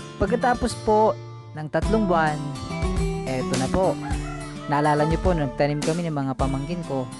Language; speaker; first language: Filipino; non-native, local second language; Iloko